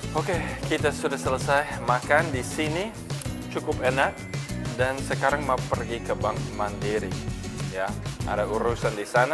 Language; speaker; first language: Indonesian; non-native, fluent; English